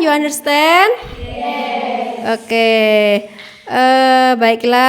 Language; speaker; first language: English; non-native, learner; Indonesian